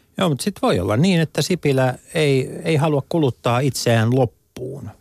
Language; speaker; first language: Finnish; native; Finnish